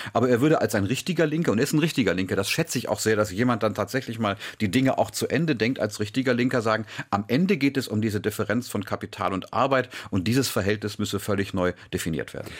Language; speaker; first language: German; native; German